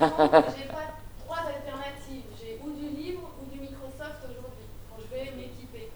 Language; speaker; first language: French; native; French